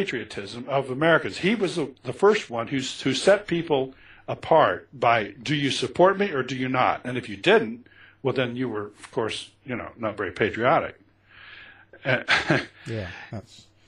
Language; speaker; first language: English; native; English